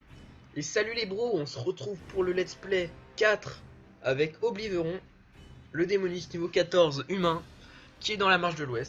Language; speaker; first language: French; native; French